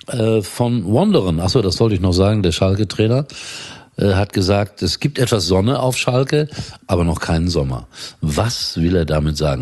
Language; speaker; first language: German; native; German